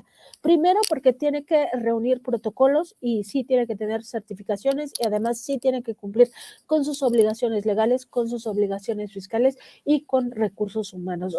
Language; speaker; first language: Spanish; native; Spanish